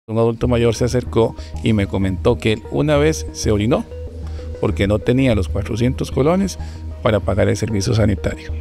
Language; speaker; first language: Spanish; native; Spanish